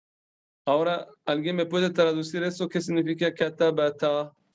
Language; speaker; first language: Spanish; non-native, fluent; Persian